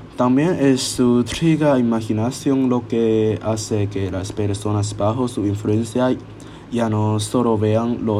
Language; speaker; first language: Spanish; non-native, learner; Chinese